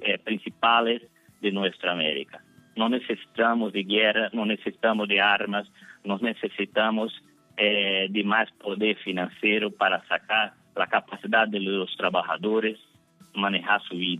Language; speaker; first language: Spanish; non-native, fluent; Portuguese